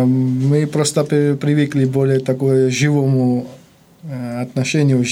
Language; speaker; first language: Russian; non-native, fluent; Georgian